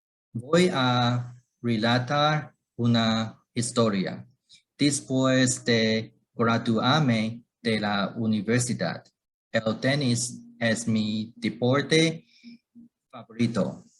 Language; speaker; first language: Spanish; non-native, learner; Chinese